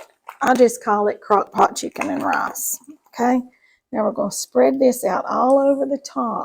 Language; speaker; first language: English; native; English